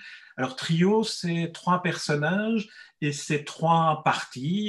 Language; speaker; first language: French; native; French